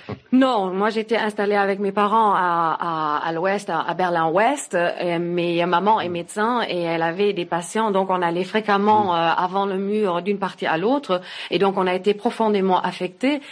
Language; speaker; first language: French; non-native, fluent; German